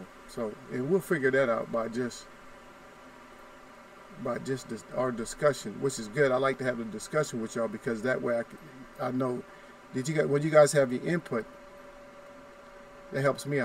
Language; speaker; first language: English; native; English